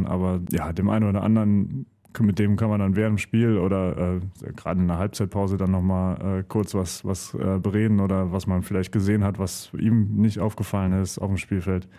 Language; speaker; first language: German; native; German